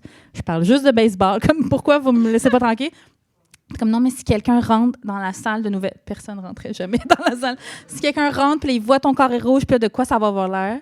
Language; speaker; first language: French; native; French